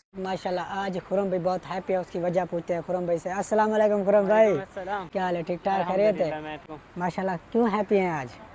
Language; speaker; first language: Urdu; non-native, local second language; Punjabi